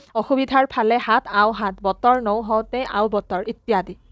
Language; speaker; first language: Hindi; non-native, local second language; Assamese